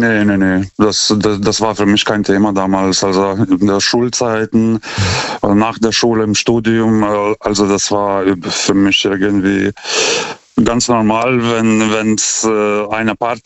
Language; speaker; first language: German; non-native, fluent; Lithuanian